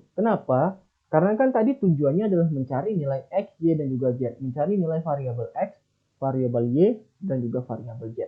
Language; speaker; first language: Indonesian; native; Indonesian